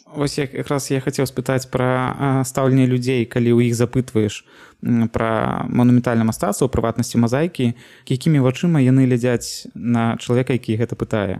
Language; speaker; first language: Belarusian; native; Belarusian